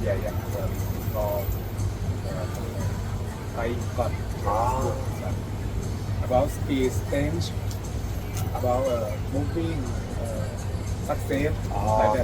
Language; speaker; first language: English; non-native, learner; Thai